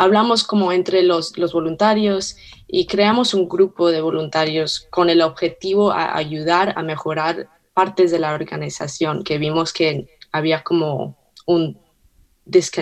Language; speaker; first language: Spanish; early bilingual, heritage; Spanish